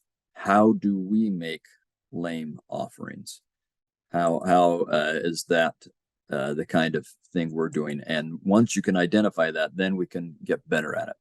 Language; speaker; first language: English; native; English